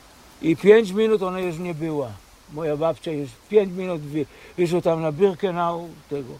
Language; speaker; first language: Polish; early bilingual, heritage; Polish